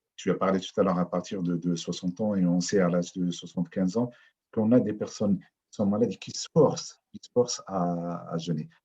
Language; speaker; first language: French; non-native, local second language; Arabic